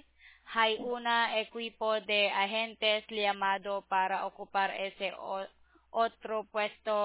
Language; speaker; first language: Spanish; non-native, learner; English